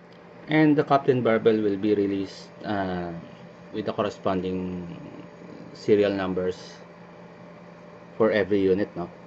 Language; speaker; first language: English; non-native, local second language; Filipino